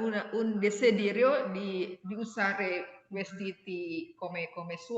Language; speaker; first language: Italian; non-native, learner; Indonesian